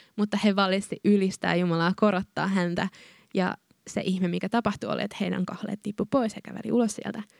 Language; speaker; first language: Finnish; native; Finnish